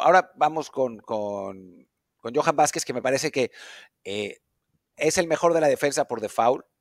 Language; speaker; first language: Spanish; native; Spanish